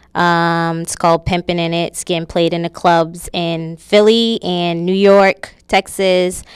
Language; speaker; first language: English; native; English